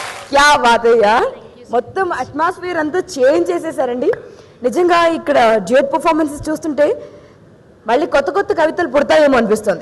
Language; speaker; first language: Telugu; native; Telugu